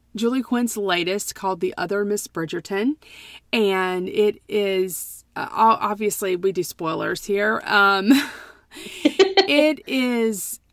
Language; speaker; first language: English; native; English